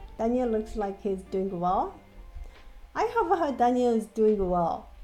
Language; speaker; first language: English; non-native, fluent; Japanese